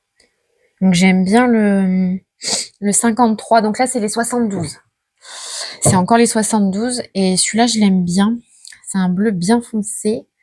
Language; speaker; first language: French; native; French